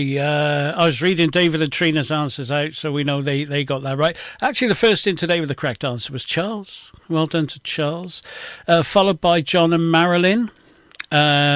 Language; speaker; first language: English; native; English